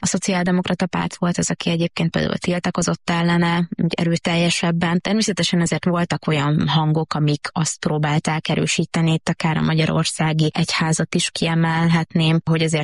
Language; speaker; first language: Hungarian; native; Hungarian